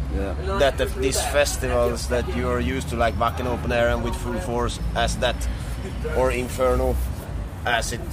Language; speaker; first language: English; non-native, fluent; Swedish